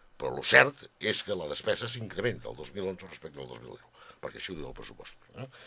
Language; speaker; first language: Catalan; native; Catalan